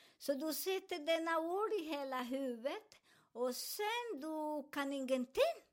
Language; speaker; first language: Swedish; non-native, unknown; Spanish